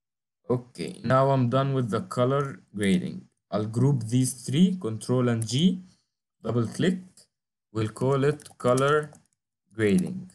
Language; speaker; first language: English; non-native, fluent; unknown